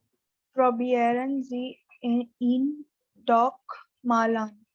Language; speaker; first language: German; non-native, learner; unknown